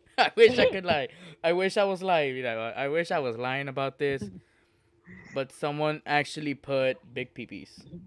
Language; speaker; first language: English; early bilingual, other home language; Spanish